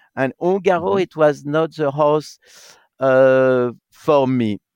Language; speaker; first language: English; non-native, learner; French